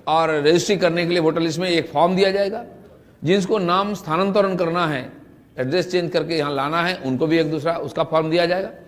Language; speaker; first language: Hindi; non-native, local second language; Bangla